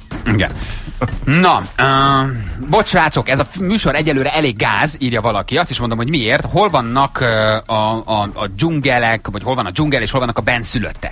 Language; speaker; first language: Hungarian; native; Hungarian